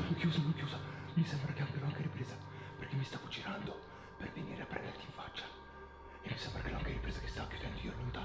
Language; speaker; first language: Italian; native; Italian